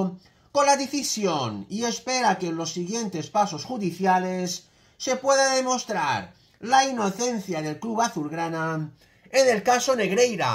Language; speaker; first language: Spanish; native; Spanish